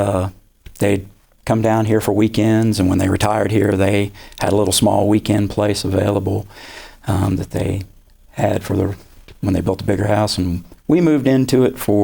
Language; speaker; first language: English; native; English